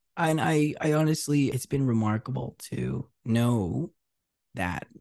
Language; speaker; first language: English; early bilingual, other home language; Spanish